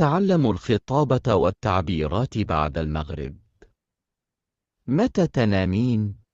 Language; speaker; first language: Arabic; non-native, learner; Indonesian